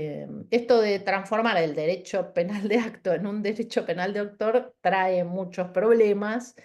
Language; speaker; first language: Spanish; native; Spanish